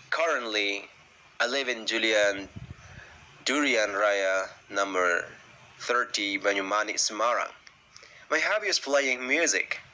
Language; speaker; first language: English; non-native, learner; Indonesian